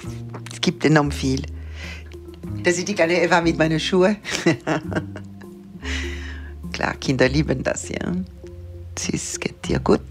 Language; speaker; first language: German; non-native, learner; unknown